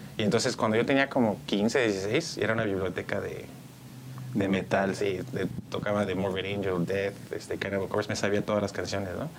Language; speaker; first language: Spanish; early bilingual, heritage; Spanish